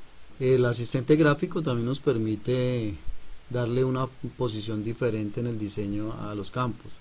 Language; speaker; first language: Spanish; native; Spanish